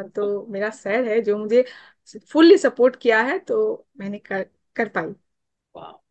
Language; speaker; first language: Hindi; non-native, local second language; Bangla